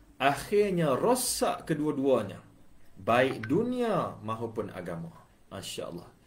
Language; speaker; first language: Malay; native; Malay